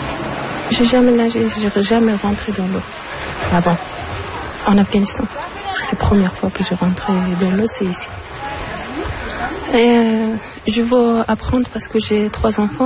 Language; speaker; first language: French; non-native, learner; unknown